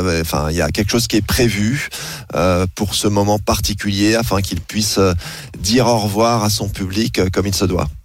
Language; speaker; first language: French; native; French